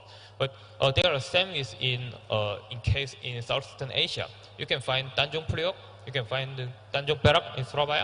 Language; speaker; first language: English; non-native, learner; Korean